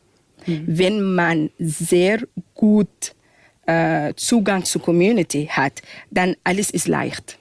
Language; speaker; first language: German; non-native, fluent; Arabic